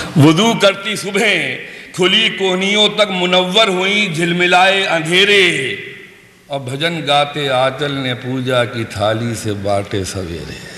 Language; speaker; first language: Urdu; native; Urdu